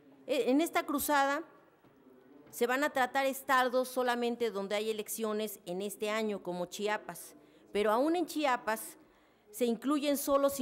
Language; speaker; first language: Spanish; native; Spanish